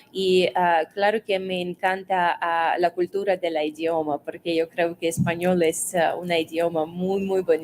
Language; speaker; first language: Spanish; non-native, fluent; Russian